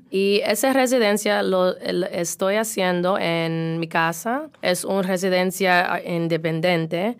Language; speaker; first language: Spanish; early bilingual, heritage; Spanish